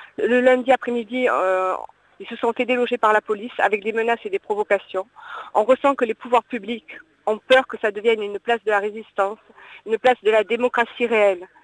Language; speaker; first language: French; native; French